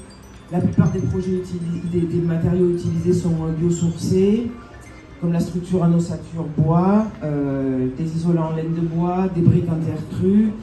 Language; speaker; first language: French; native; French